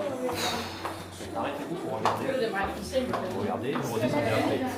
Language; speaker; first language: French; native; French